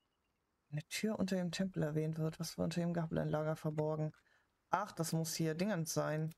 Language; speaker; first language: German; native; German